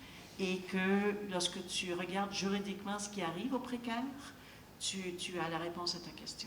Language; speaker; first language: French; native; French